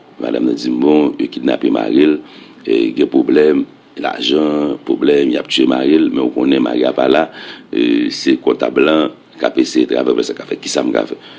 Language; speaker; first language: Haitian Creole; native; Haitian Creole